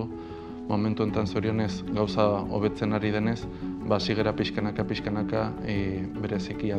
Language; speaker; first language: Basque; native; Basque